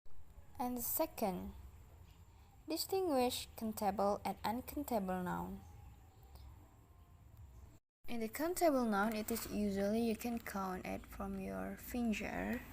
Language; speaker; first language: English; non-native, learner; Indonesian